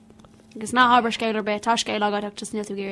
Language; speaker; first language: Irish; non-native, local second language; English